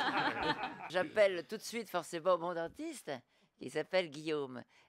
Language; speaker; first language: French; native; French